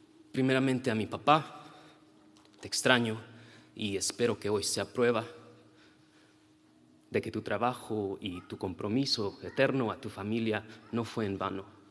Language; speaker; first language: Spanish; early bilingual, heritage; Spanish